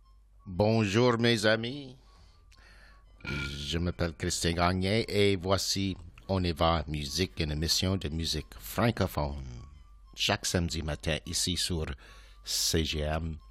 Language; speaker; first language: French; non-native, local second language; English